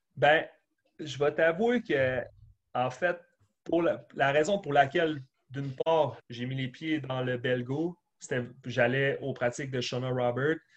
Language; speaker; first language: French; native; French